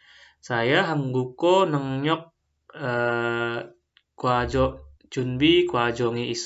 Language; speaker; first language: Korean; non-native, fluent; Indonesian